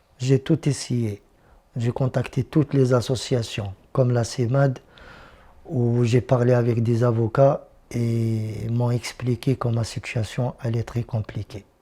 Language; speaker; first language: French; non-native, local second language; Arabic